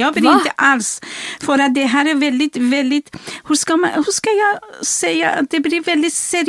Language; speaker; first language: Swedish; non-native, fluent; Persian